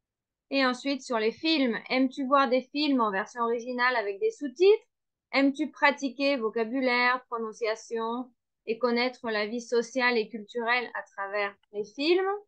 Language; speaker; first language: French; non-native, fluent; Spanish